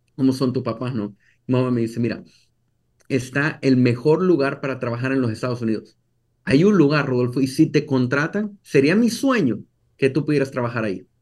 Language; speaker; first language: Spanish; native; Spanish